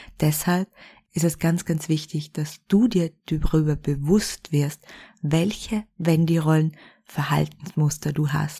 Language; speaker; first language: German; native; German